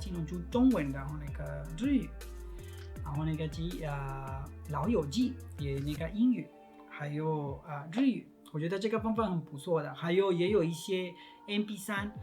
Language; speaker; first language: Chinese; non-native, fluent; Spanish